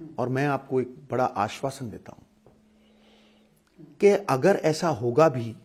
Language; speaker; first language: Hindi; non-native, local second language; Punjabi